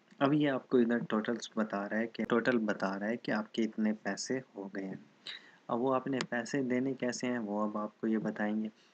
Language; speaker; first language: Urdu; non-native, local second language; Saraiki